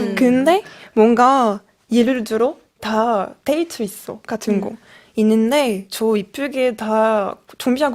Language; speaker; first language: Korean; non-native, fluent; French